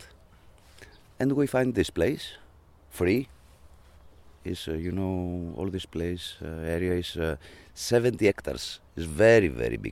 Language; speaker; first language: English; non-native, learner; Greek